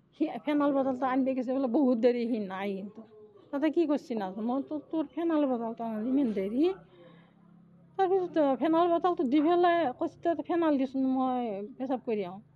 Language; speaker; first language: Assamese; native; Assamese